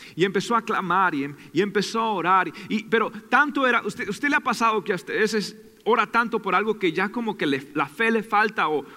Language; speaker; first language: Spanish; native; Spanish